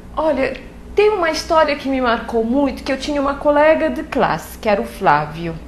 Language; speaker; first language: Portuguese; non-native, local second language; Kabuverdianu